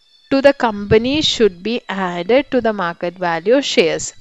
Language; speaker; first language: English; non-native, local second language; Malayalam